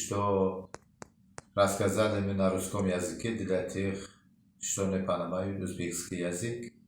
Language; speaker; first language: Russian; non-native, local second language; Uzbek